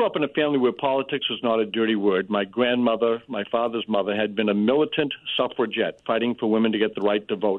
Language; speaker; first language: English; native; English